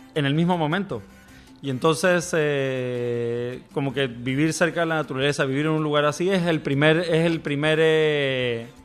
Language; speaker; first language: Spanish; native; Spanish